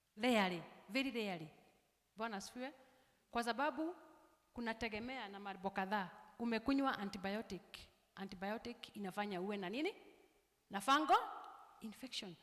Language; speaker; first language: Swahili; non-native, local second language; Kikuyu